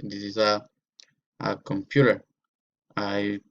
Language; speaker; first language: English; non-native, learner; Spanish